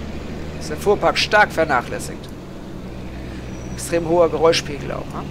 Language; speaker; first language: German; native; German